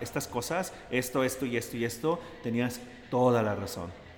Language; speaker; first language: Spanish; early bilingual, heritage; Spanish